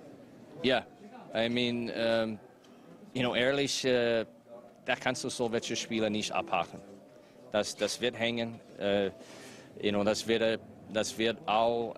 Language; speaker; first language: German; non-native, fluent; English